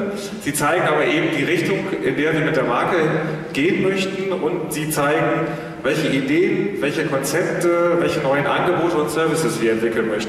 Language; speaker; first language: German; native; German